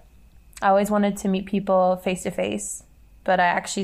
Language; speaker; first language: English; native; English